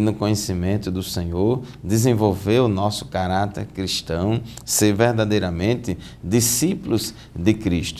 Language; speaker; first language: Portuguese; native; Portuguese